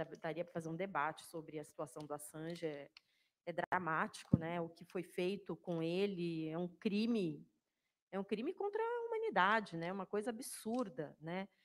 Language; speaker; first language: Portuguese; native; Portuguese